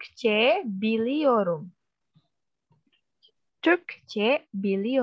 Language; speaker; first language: Turkish; non-native, fluent; Indonesian